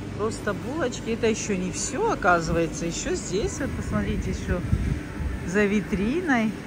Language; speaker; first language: Russian; native; Russian